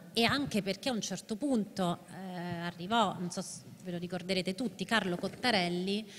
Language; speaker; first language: Italian; native; Italian